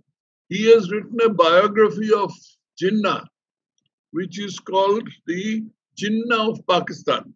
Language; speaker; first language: English; non-native, local second language; Bangla